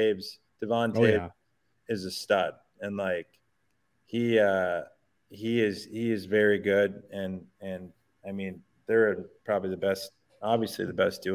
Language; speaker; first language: English; native; English